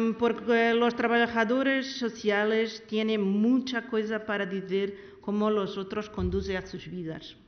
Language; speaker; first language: Spanish; non-native, learner; Portuguese